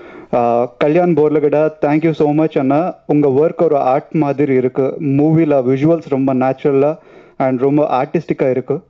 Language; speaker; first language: Tamil; non-native, learner; Telugu